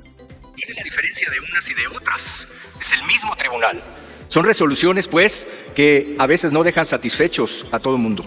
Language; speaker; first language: Spanish; native; Spanish